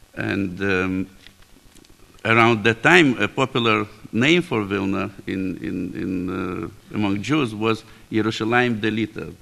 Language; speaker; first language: English; native; English